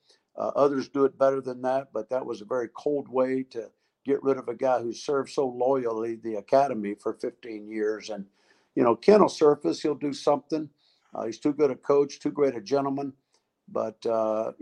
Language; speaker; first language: English; native; English